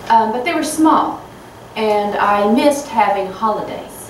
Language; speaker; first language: English; native; English